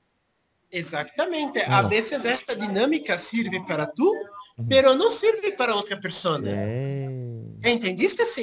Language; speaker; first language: Portuguese; non-native, fluent; Spanish